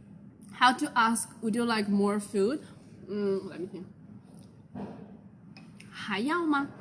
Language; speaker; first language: English; non-native, fluent; Chinese